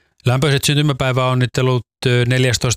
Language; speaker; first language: Finnish; native; Finnish